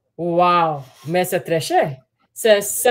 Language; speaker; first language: French; non-native, learner; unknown